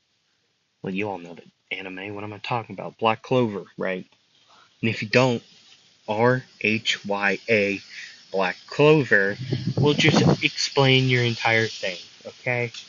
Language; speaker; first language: English; native; English